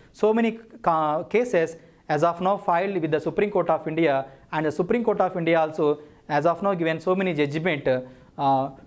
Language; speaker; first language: English; non-native, local second language; Telugu